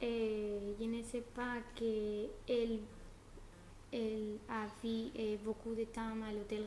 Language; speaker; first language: French; non-native, learner; Spanish